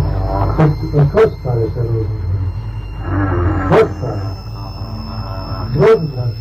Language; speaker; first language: German; native; German